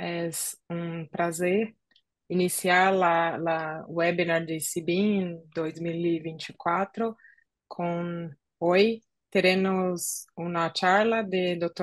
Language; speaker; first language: Spanish; non-native, learner; Portuguese